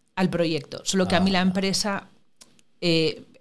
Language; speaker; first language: Spanish; native; Spanish